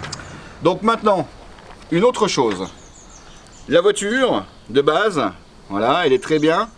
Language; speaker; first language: French; native; French